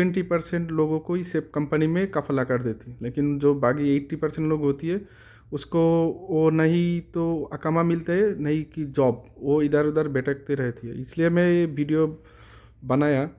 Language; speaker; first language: Hindi; non-native, learner; Bangla